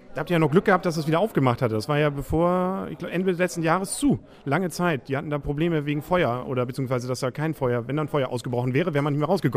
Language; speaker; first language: German; native; German